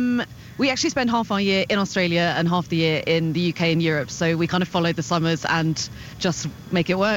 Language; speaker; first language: English; native; English